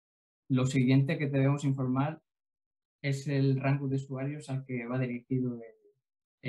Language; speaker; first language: Spanish; native; Spanish